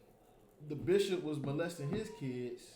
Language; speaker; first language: English; native; English